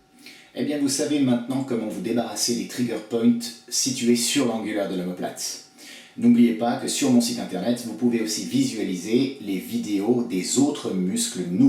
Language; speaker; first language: French; native; French